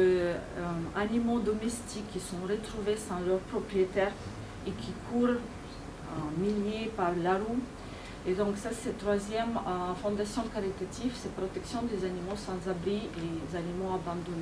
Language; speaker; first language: French; non-native, fluent; Ukrainian